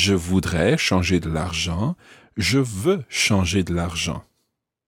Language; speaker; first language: French; non-native, fluent; English